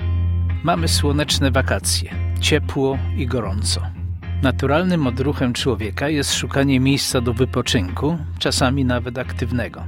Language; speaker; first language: Polish; native; Polish